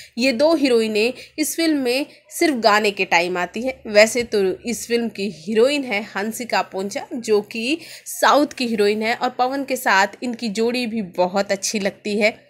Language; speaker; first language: Hindi; native; Hindi